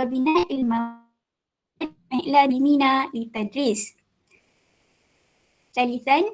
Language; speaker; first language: Arabic; non-native, learner; Malay